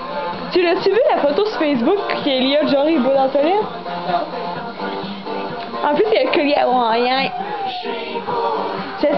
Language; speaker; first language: French; native; French